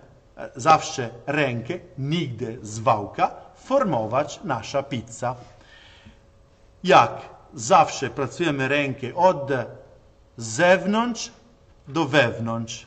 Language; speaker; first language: Polish; non-native, learner; Italian